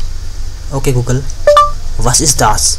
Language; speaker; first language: German; non-native, learner; Indonesian